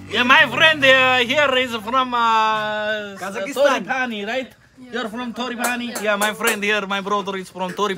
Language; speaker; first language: English; non-native, learner; Nepali